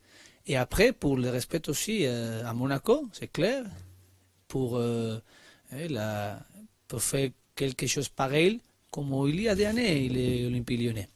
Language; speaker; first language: French; non-native, learner; Spanish